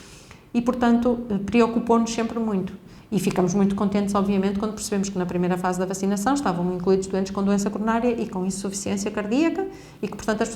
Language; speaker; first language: Portuguese; native; Portuguese